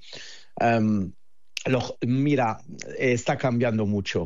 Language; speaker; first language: Spanish; non-native, fluent; Italian